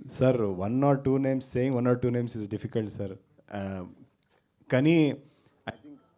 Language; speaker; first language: Telugu; non-native, local second language; Kannada